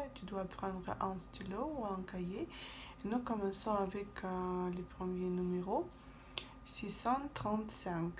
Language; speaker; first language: French; non-native, fluent; Russian